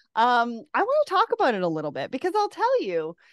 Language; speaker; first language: English; native; English